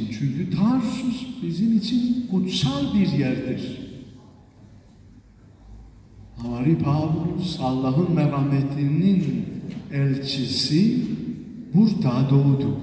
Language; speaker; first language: Turkish; non-native, fluent; Italian